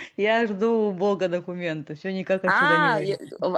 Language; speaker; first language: Russian; native; Russian